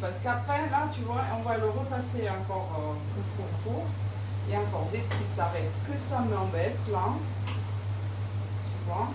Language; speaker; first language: French; non-native, fluent; Portuguese